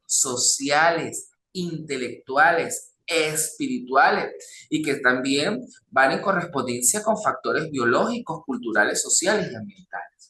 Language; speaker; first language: Spanish; native; Spanish